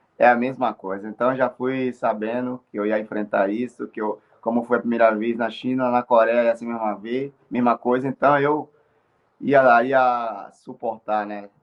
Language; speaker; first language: Portuguese; native; Portuguese